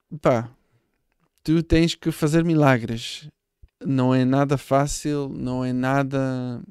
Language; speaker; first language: Portuguese; non-native, fluent; Hebrew